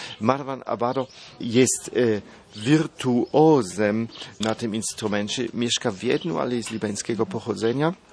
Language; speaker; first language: Polish; non-native, fluent; German